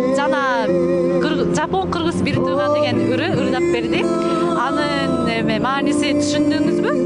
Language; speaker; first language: Kyrgyz; non-native, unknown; Japanese